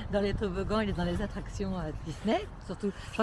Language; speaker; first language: French; native; French